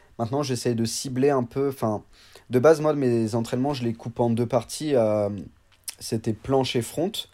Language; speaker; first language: French; native; French